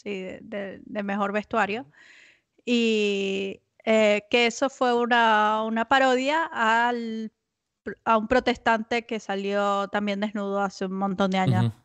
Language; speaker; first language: Spanish; native; Spanish